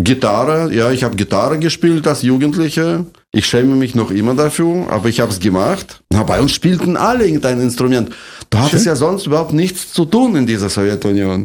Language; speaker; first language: German; non-native, fluent; Russian